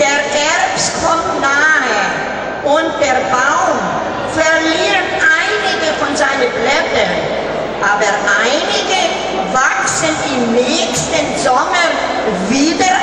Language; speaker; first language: German; early bilingual, heritage; German